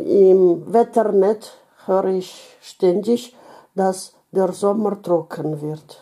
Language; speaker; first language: German; non-native, fluent; Russian